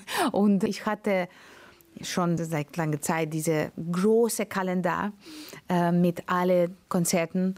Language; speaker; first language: German; non-native, learner; Latvian